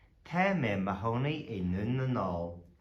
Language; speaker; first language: Irish; non-native, local second language; English